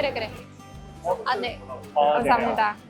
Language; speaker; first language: Korean; non-native, fluent; Russian